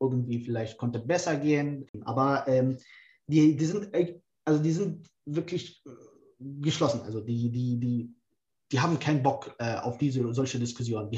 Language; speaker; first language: German; non-native, fluent; Kurdish